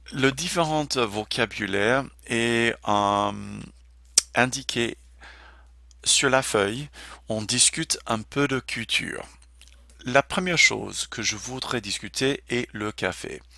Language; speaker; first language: French; non-native, fluent; English